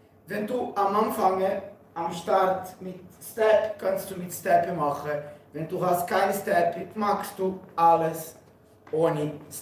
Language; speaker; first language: German; non-native, learner; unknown